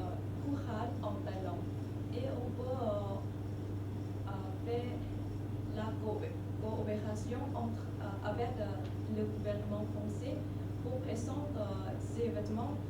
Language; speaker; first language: French; non-native, fluent; Thai